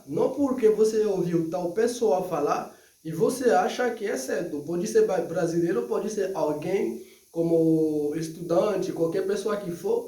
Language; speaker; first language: Portuguese; non-native, fluent; Haitian Creole